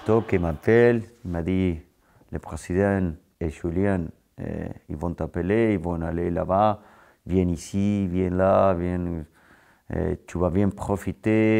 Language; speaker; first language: French; non-native, fluent; Spanish